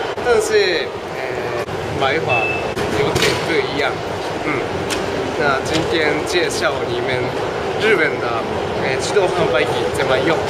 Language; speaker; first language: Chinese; non-native, learner; Japanese